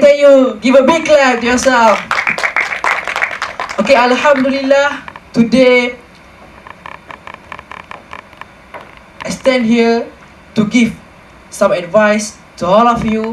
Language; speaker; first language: English; non-native, local second language; Malay